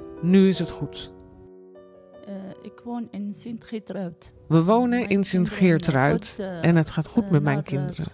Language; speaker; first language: Dutch; non-native, learner; Arabic